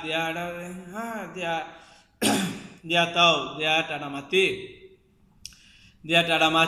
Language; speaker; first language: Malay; non-native, local second language; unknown